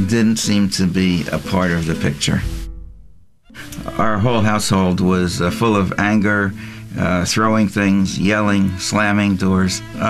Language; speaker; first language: English; non-native, local second language; Yiddish